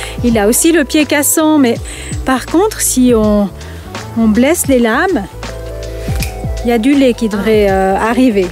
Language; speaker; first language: French; native; French